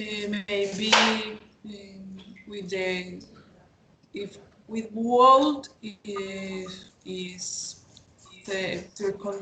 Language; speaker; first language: English; non-native, learner; Spanish